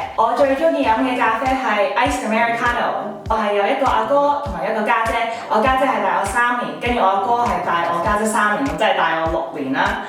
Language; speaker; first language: Cantonese; early bilingual, heritage; Cantonese